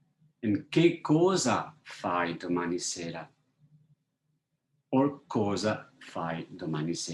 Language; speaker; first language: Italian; non-native, fluent; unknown